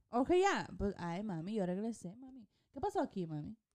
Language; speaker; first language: Spanish; early bilingual, heritage; Spanish